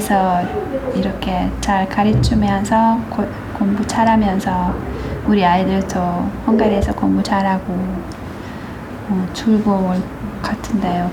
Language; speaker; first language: Korean; non-native, learner; Hungarian